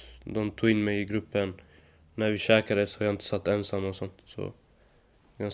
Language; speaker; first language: Swedish; native; Swedish